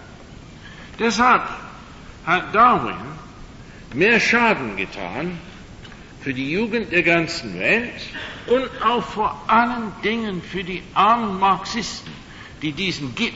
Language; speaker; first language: German; non-native, fluent; English